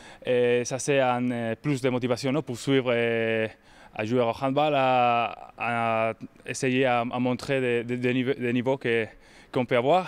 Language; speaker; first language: French; non-native, learner; Spanish